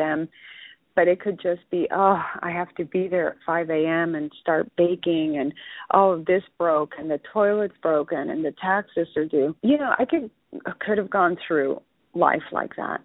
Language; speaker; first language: English; early bilingual, other home language; Spanish